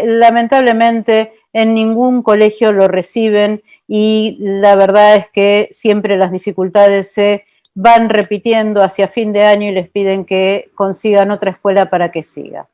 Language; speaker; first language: Spanish; native; Spanish